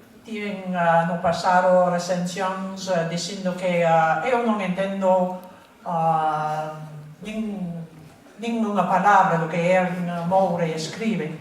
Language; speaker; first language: Galician; non-native, fluent; English